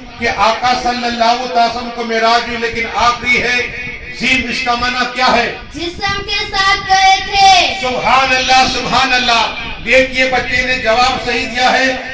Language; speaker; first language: Urdu; non-native, local second language; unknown